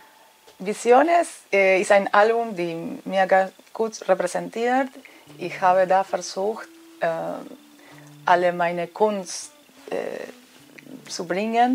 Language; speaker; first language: German; non-native, fluent; Spanish